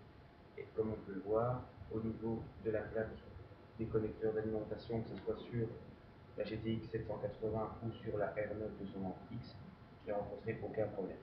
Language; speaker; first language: French; native; French